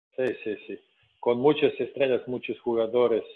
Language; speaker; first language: Spanish; non-native, fluent; Serbian